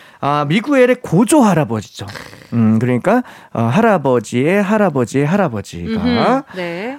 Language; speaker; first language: Korean; native; Korean